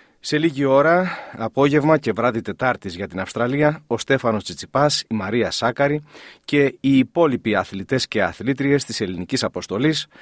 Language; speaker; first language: Greek; native; Greek